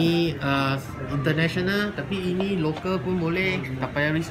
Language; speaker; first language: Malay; non-native, local second language; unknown